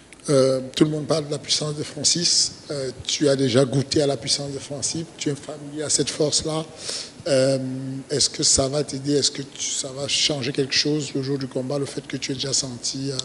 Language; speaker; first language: French; native; French